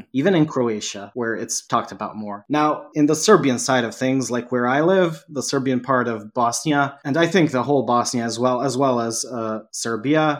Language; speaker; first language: English; non-native, fluent; Serbian